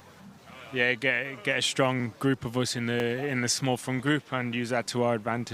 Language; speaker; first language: English; native; English